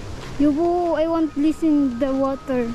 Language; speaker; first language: English; non-native, local second language; Filipino